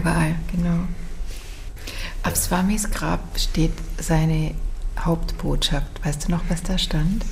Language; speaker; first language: German; native; German